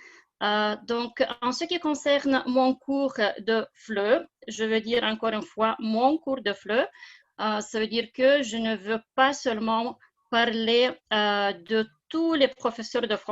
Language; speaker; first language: French; non-native, fluent; Lithuanian